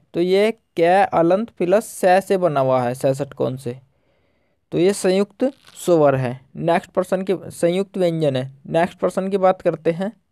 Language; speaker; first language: Hindi; native; Hindi